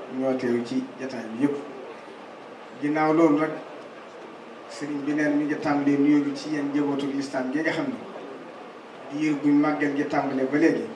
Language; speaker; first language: Wolof; native; Wolof